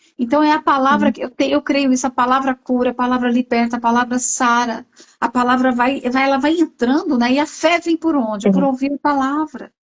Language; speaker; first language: Portuguese; native; Portuguese